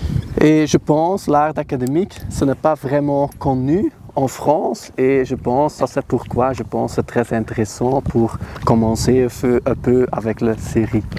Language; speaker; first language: French; non-native, learner; Dutch